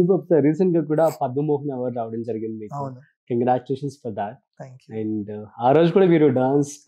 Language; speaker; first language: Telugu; native; Telugu